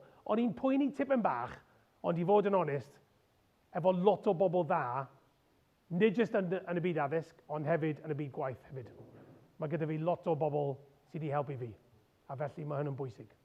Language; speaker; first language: Welsh; non-native, local second language; English